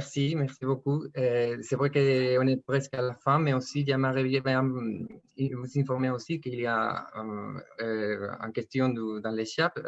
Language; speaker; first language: French; non-native, fluent; Spanish